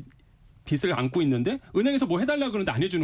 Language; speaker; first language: Korean; native; Korean